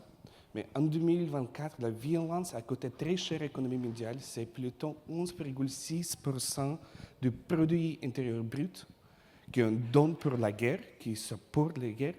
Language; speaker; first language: French; non-native, fluent; Russian